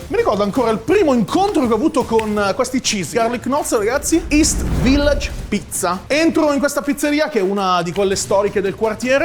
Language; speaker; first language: Italian; native; Italian